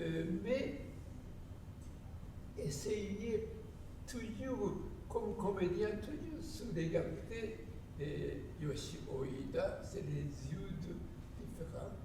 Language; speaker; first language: French; non-native, learner; Japanese